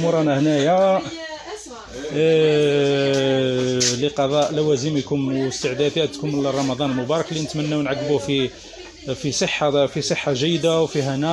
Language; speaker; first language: Arabic; native; Arabic